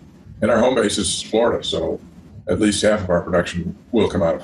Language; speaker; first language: English; native; English